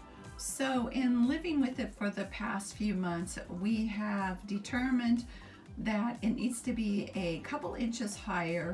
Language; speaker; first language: English; native; English